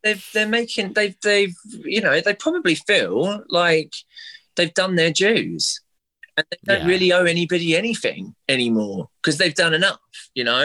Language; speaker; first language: English; native; English